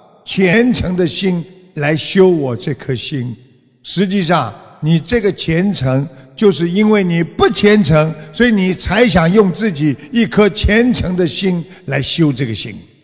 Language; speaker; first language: Chinese; native; Chinese